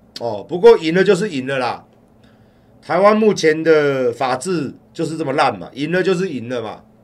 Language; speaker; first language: Chinese; native; Chinese